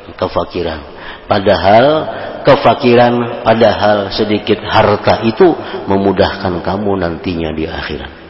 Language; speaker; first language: Indonesian; non-native, local second language; Banjar